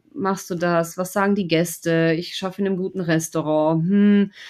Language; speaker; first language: German; non-native, fluent; Russian